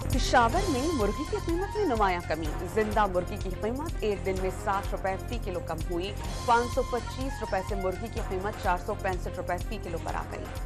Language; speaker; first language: Urdu; native; Urdu